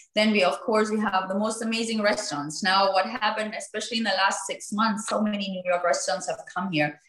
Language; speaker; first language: English; non-native, fluent; German